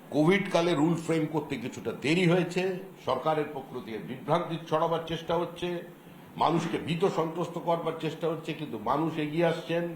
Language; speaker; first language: Bangla; native; Bangla